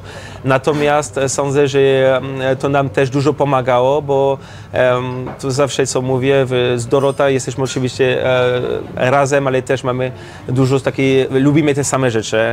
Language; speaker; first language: Polish; non-native, learner; French